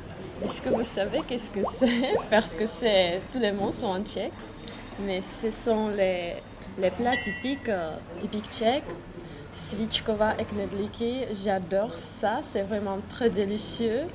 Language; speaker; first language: French; non-native, fluent; Czech